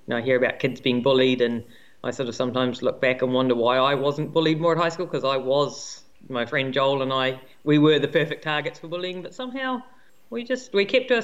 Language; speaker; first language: English; native; English